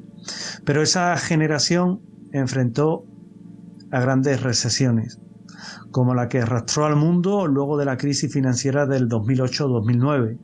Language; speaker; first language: Spanish; native; Spanish